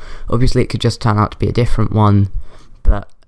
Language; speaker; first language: English; native; English